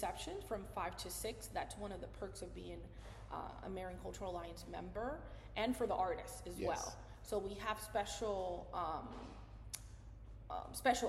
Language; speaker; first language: English; non-native, fluent; Spanish